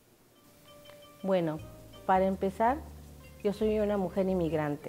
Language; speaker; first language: Spanish; native; Spanish